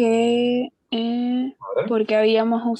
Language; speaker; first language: Spanish; native; Spanish